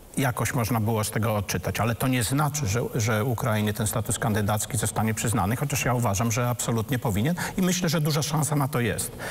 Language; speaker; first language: Polish; native; Polish